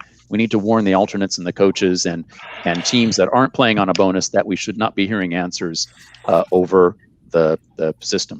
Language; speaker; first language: English; native; English